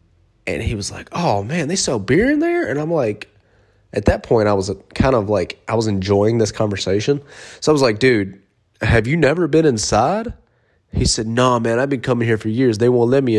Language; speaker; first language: English; native; English